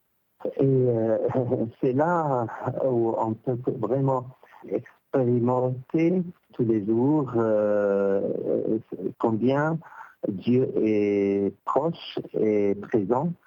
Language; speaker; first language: French; non-native, local second language; Arabic